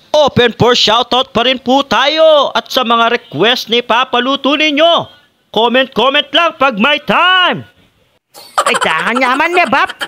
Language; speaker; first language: Filipino; non-native, local second language; Pampanga